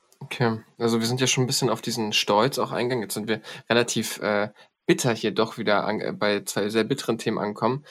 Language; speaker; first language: German; native; German